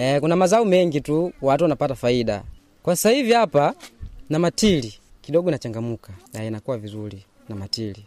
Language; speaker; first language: Swahili; non-native, local second language; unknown